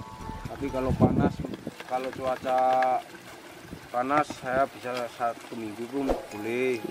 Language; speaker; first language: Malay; non-native, local second language; Javanese